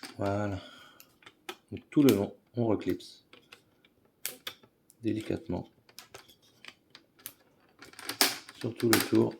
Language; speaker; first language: French; native; French